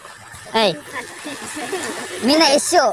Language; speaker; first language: Japanese; non-native, learner; Cebuano